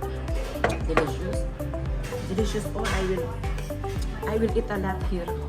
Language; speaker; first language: English; non-native, local second language; Filipino